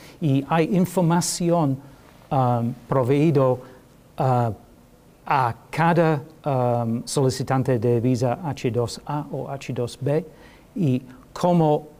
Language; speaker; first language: Spanish; non-native, learner; English